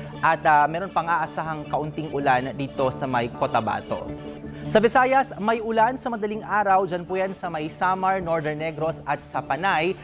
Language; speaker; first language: Filipino; non-native, local second language; Bikol